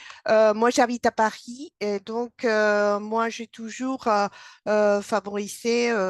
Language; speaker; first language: French; non-native, fluent; Spanish